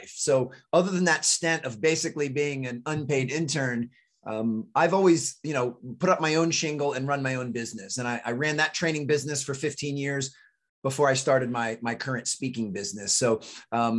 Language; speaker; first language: English; native; English